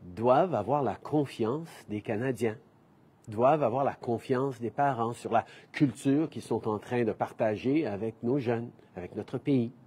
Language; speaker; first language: French; early bilingual, heritage; French